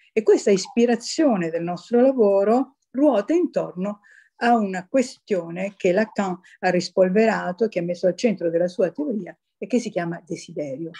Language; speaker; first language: Italian; native; Italian